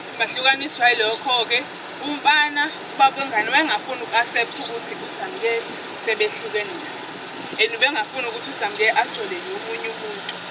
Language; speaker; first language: Zulu; native; Zulu